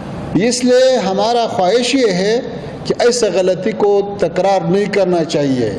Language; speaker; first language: Hindi; non-native, fluent; Pashto